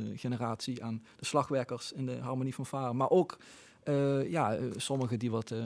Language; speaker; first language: Dutch; native; Dutch